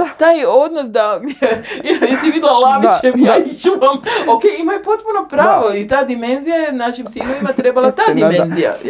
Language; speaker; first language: Croatian; native; Croatian